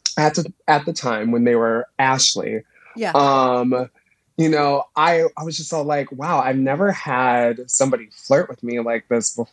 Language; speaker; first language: English; native; English